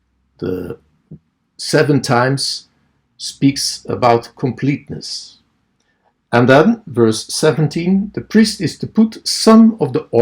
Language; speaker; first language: English; non-native, fluent; Dutch